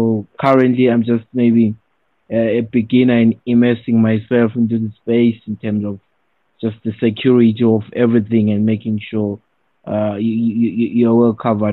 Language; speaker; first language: English; non-native, local second language; Shona